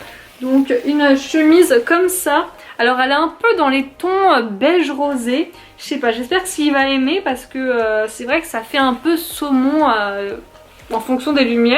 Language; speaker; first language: French; native; French